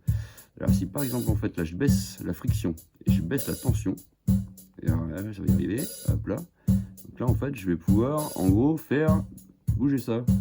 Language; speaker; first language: French; native; French